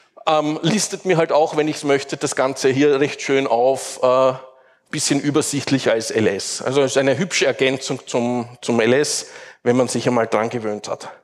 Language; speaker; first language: German; native; German